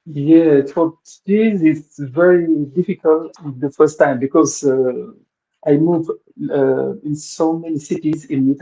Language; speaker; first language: English; non-native, local second language; Wolof